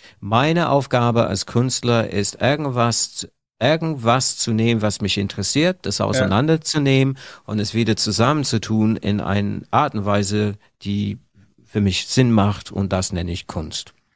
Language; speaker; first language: German; non-native, fluent; English